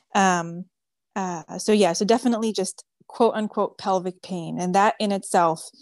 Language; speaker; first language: English; early bilingual, other home language; French